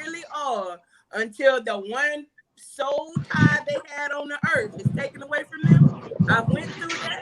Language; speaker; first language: English; native; English